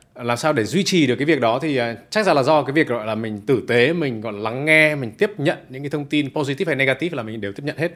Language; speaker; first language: Vietnamese; native; Vietnamese